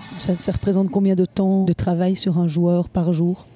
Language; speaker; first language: French; native; French